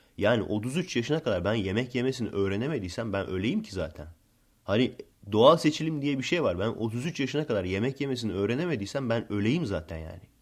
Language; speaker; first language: Turkish; early bilingual, heritage; Turkish